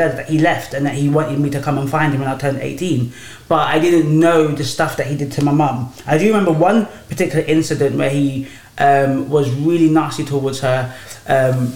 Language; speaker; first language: English; native; English